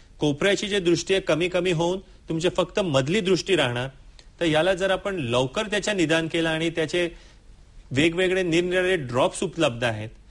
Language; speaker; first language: Marathi; non-native, local second language; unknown